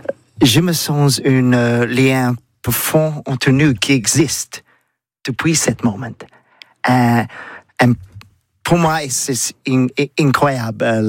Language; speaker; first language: French; non-native, learner; English